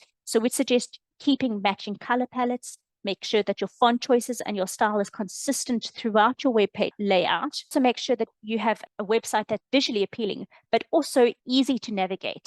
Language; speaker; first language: English; native; English